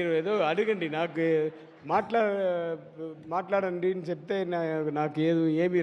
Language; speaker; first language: Telugu; non-native, learner; Tamil